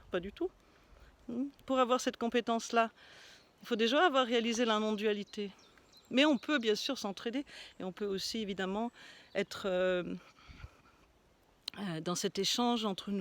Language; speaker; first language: French; native; French